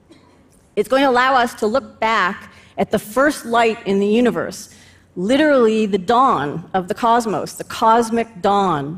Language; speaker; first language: English; native; English